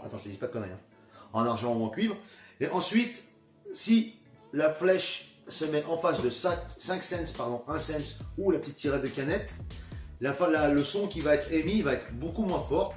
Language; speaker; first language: French; native; French